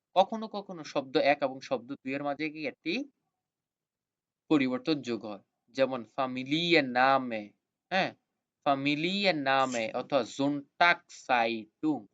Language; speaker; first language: Bangla; native; Bangla